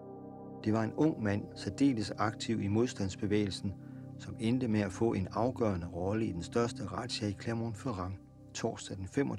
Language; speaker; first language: Danish; native; Danish